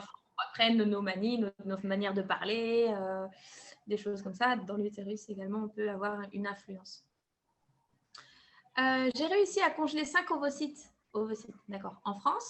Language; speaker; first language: French; native; French